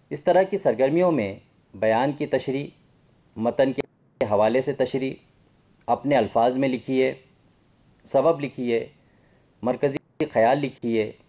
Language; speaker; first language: Urdu; native; Urdu